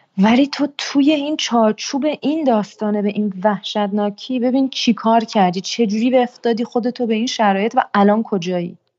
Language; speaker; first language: Persian; early bilingual, heritage; Persian